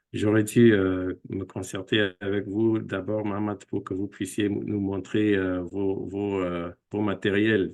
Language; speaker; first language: French; non-native, fluent; English